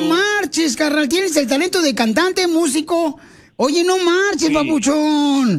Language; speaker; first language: Spanish; native; Spanish